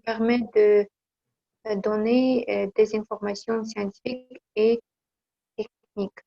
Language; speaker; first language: French; non-native, learner; Kazakh